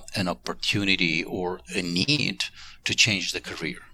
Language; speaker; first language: English; non-native, fluent; Ukrainian